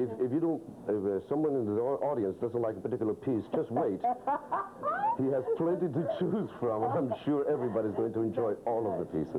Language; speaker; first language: English; non-native, local second language; Spanish